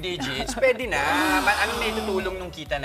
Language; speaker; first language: Filipino; native; Filipino